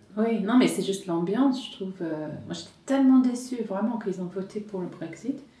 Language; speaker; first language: French; non-native, fluent; English